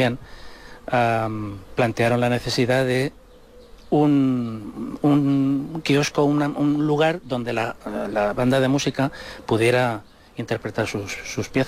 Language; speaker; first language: Spanish; native; Spanish